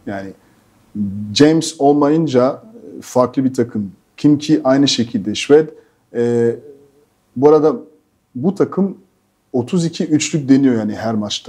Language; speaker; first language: Turkish; non-native, fluent; French